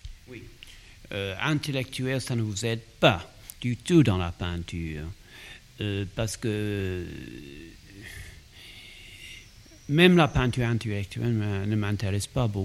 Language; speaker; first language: French; non-native, fluent; English